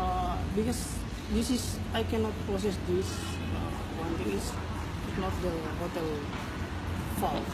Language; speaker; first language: English; non-native, learner; Indonesian